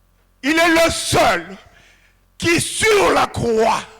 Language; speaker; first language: French; non-native, local second language; Lingala